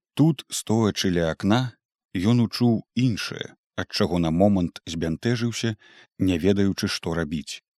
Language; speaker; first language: Belarusian; native; Belarusian